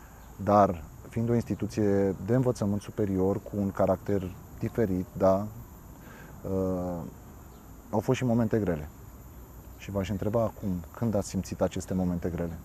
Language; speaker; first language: Romanian; native; Romanian